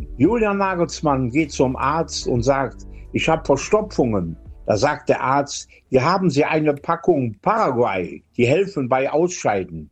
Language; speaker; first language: German; native; German